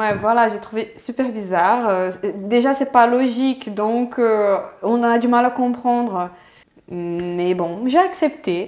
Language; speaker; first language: French; non-native, fluent; Portuguese